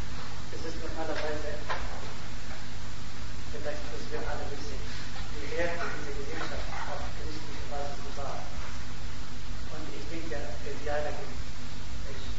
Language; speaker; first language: German; non-native, learner; Arabic